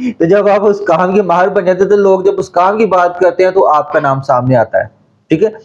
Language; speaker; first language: Urdu; non-native, local second language; Punjabi